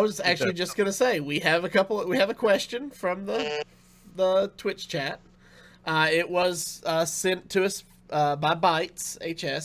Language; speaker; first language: English; native; English